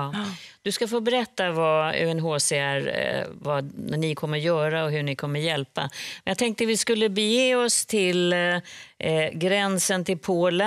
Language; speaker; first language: Swedish; native; Swedish